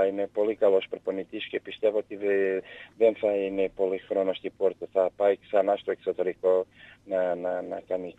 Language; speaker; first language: Greek; non-native, learner; Portuguese